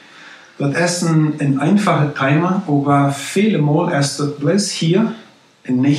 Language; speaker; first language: German; non-native, local second language; Plautdietsch